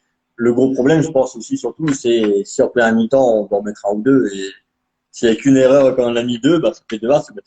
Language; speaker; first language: French; native; French